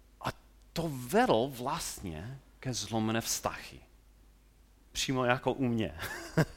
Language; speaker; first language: Czech; non-native, fluent; English